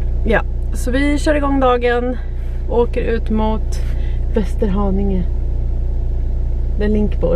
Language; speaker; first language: Swedish; native; Swedish